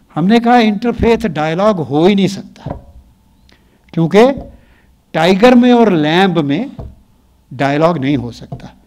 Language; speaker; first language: Hindi; native; Hindi